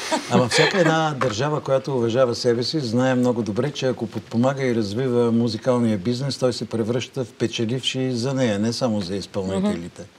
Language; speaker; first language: Bulgarian; native; Bulgarian